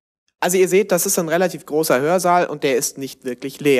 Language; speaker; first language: German; native; German